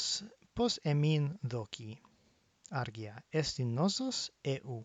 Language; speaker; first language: Greek; non-native, fluent; English